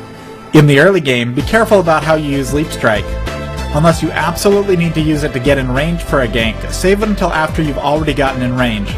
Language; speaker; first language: English; native; English